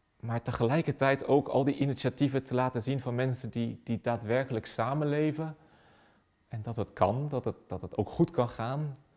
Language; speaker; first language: Dutch; native; Dutch